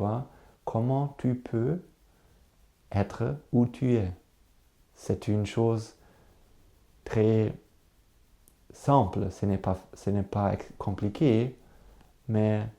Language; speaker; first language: French; non-native, learner; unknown